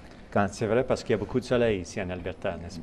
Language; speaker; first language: French; native; French